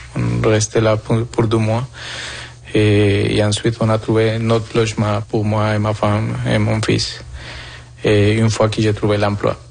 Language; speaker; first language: French; non-native, fluent; Spanish